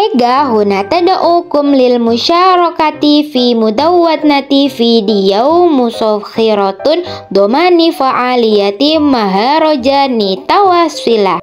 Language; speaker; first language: Arabic; non-native, learner; Indonesian